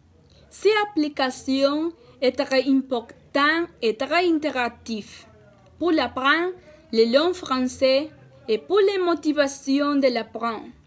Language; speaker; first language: French; non-native, learner; Spanish